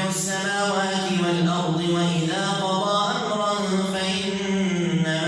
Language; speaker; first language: Arabic; native; Arabic